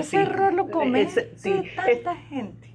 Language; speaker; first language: Spanish; native; Spanish